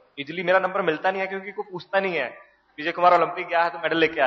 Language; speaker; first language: Hindi; native; Hindi